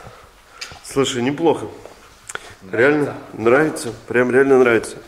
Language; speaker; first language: Russian; native; Russian